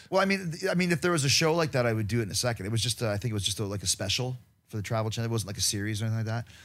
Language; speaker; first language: English; native; English